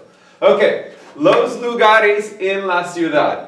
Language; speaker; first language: Spanish; non-native, fluent; English